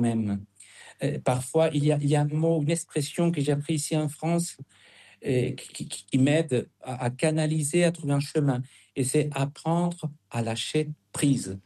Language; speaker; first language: French; non-native, fluent; Spanish